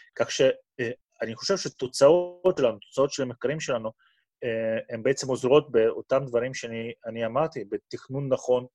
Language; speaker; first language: Hebrew; non-native, fluent; Russian